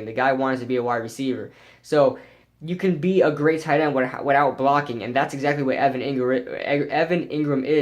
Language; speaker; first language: English; native; English